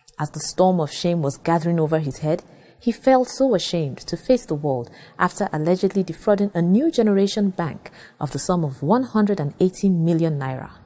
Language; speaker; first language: English; non-native, local second language; Yoruba